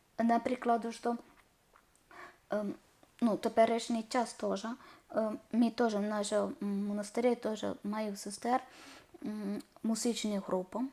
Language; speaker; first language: Ukrainian; non-native, learner; Malayalam